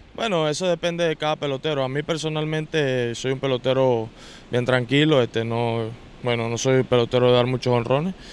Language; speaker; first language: Spanish; native; Spanish